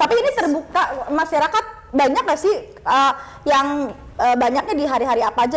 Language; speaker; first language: Indonesian; native; Indonesian